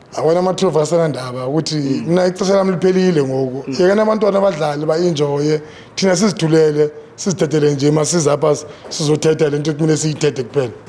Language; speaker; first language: Zulu; non-native, local second language; Xhosa